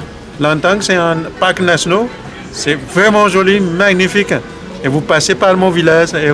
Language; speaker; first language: French; non-native, learner; Nepali